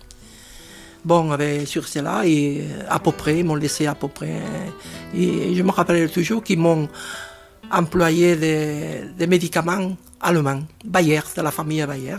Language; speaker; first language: French; non-native, fluent; Catalan